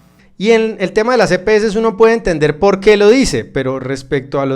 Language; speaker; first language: Spanish; native; Spanish